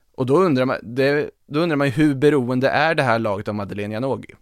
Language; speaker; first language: Swedish; native; Swedish